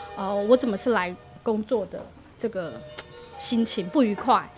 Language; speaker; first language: Chinese; native; Chinese